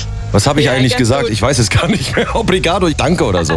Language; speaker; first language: German; native; German